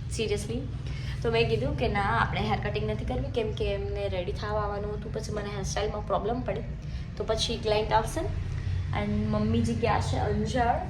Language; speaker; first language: Gujarati; non-native, local second language; Kachhi